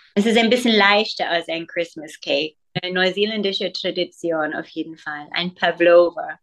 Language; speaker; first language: German; non-native, fluent; English